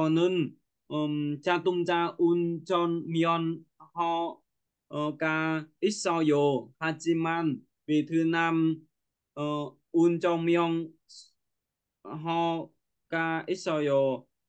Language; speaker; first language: Korean; non-native, learner; Vietnamese